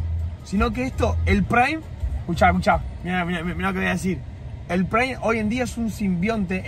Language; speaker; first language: Spanish; native; Spanish